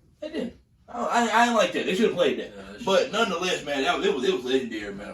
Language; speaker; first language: English; native; English